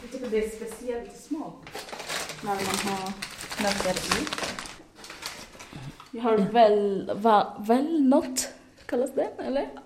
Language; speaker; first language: Swedish; non-native, fluent; Arabic